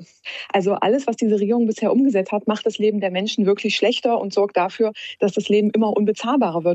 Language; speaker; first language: German; native; German